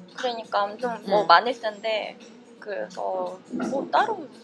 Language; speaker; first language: Korean; non-native, fluent; Russian